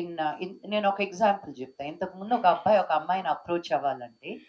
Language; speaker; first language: Telugu; native; Telugu